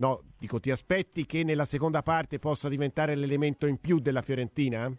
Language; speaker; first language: Italian; native; Italian